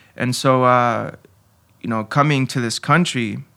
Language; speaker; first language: English; early bilingual, other home language; Spanish